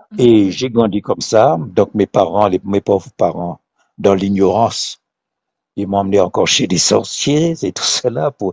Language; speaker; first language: French; non-native, local second language; Haitian Creole